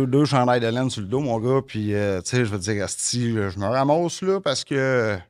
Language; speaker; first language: French; native; French